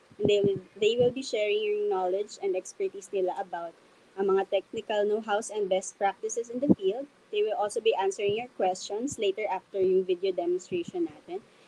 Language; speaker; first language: English; non-native, local second language; Filipino